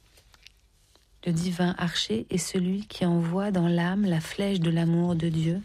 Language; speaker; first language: French; native; French